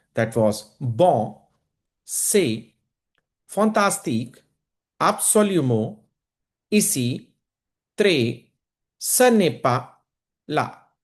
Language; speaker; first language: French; non-native, fluent; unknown